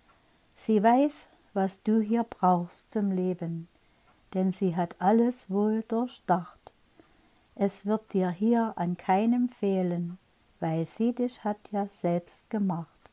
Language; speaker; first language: German; native; German